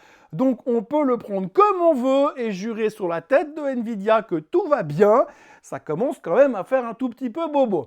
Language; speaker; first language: French; native; French